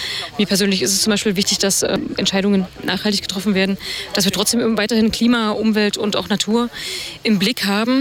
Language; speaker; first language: German; native; German